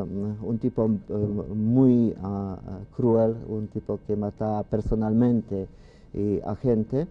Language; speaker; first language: Spanish; non-native, fluent; Polish